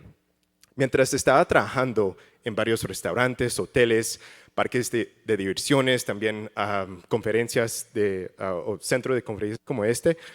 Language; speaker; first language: Spanish; early bilingual, heritage; English